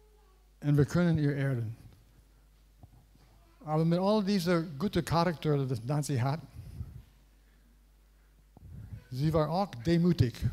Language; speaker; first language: German; non-native, learner; English